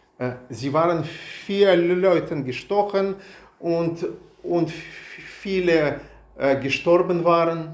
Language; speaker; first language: German; non-native, learner; Russian